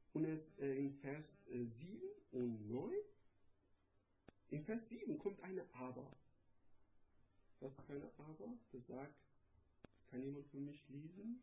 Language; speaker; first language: German; non-native, learner; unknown